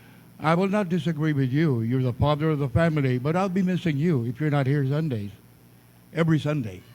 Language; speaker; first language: English; non-native, fluent; Filipino